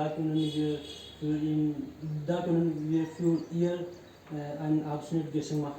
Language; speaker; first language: German; non-native, learner; Hindi